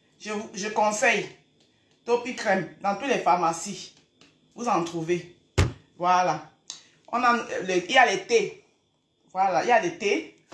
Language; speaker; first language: French; native; French